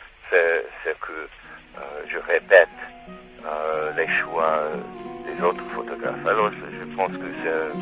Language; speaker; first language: French; non-native, learner; Czech